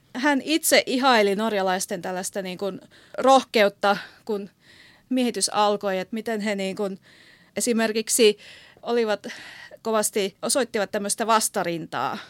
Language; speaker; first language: Finnish; native; Finnish